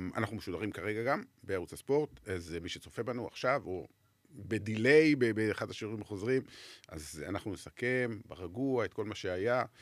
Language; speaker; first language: Hebrew; native; Hebrew